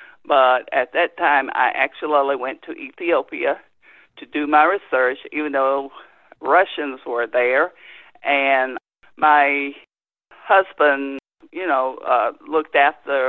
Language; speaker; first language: English; native; English